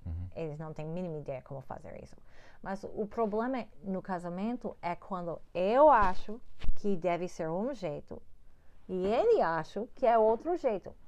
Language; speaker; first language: Portuguese; non-native, fluent; English